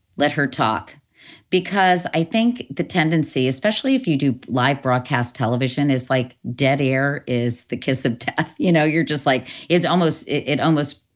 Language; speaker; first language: English; native; English